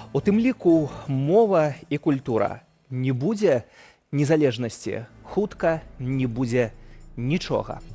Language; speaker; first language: Belarusian; native; Belarusian